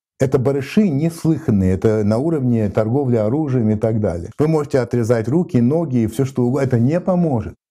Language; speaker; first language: Russian; non-native, fluent; French